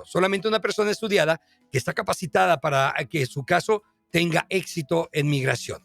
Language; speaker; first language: Spanish; native; Spanish